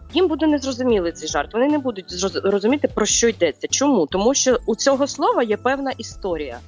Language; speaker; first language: Ukrainian; native; Ukrainian